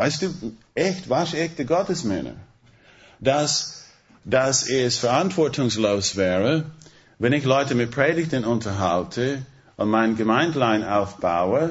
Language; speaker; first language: German; non-native, fluent; English